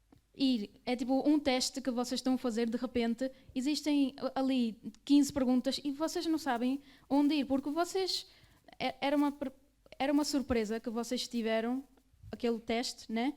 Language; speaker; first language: Portuguese; early bilingual, other home language; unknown